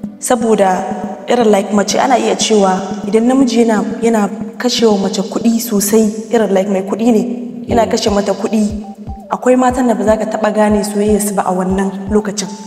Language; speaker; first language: Hausa; non-native, local second language; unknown